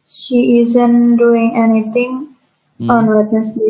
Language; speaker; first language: English; non-native, learner; Indonesian